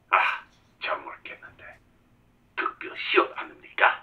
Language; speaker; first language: Korean; non-native, learner; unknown